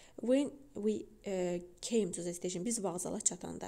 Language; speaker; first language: English; non-native, fluent; Azerbaijani